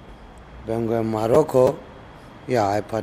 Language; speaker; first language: Spanish; non-native, learner; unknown